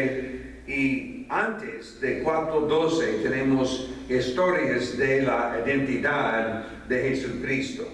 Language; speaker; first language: Spanish; non-native, fluent; English